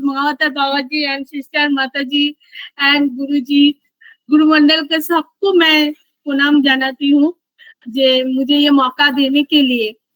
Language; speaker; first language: Hindi; non-native, local second language; Bangla